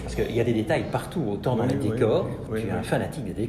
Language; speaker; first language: French; native; French